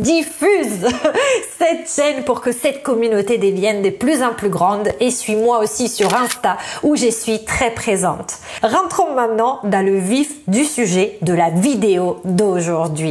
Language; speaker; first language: French; non-native, fluent; Italian